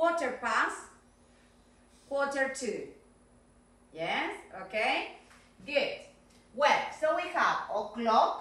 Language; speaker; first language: English; non-native, fluent; Spanish